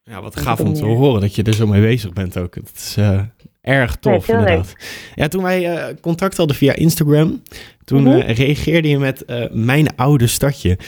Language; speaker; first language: Dutch; native; Dutch